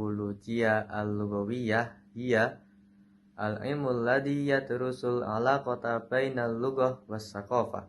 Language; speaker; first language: Arabic; non-native, learner; Indonesian